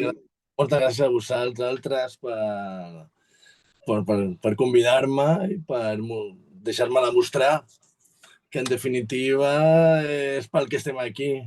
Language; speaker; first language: Catalan; native; Catalan